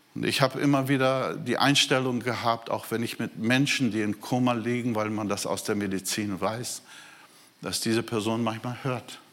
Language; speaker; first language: German; non-native, fluent; Portuguese